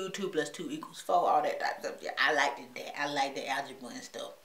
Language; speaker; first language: English; native; English